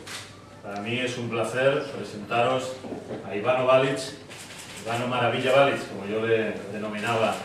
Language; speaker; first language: Spanish; native; Spanish